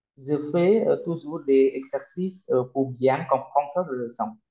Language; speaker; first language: French; non-native, learner; Khmer